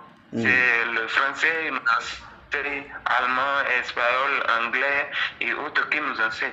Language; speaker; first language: French; non-native, local second language; Fon